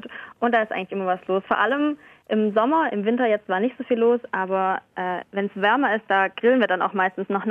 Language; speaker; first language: German; native; German